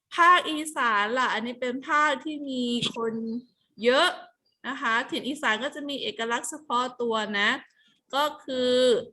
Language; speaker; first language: Thai; native; Thai